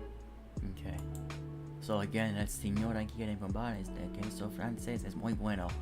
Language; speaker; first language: Spanish; non-native, learner; English